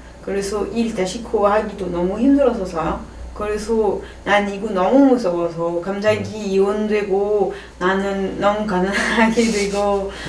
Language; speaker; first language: Korean; non-native, learner; French